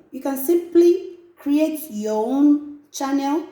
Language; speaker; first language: English; non-native, local second language; Yoruba